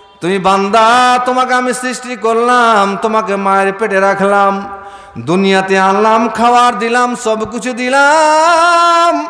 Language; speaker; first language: Bangla; non-native, fluent; Urdu